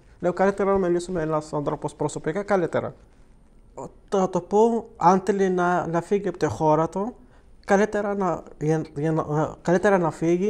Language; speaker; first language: Greek; non-native, learner; Arabic